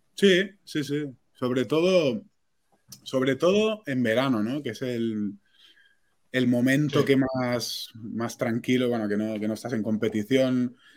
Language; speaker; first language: Spanish; non-native, local second language; Catalan